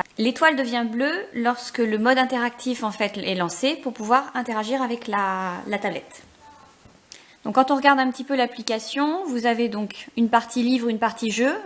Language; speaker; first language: French; native; French